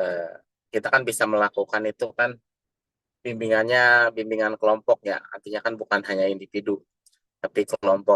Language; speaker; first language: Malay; non-native, local second language; Sundanese